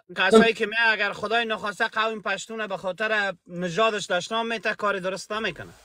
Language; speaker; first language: Persian; native; Persian